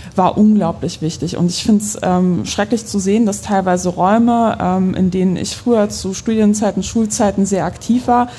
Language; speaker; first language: German; early bilingual, other home language; Polish